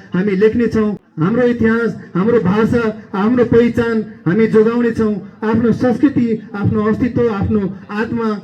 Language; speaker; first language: Nepali; non-native, local second language; Eastern Tamang